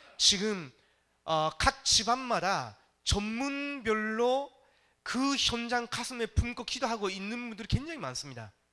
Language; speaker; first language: Korean; non-native, fluent; Japanese